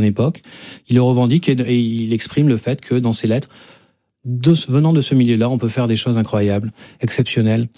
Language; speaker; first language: French; native; French